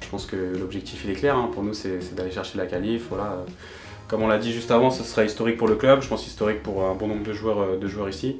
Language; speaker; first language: French; native; French